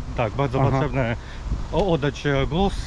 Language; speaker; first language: Polish; early bilingual, heritage; Russian